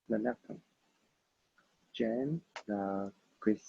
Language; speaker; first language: French; non-native, learner; Cantonese